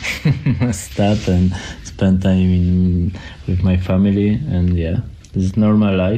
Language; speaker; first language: English; non-native, learner; Polish